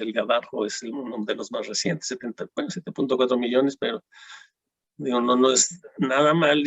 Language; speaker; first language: Spanish; native; Spanish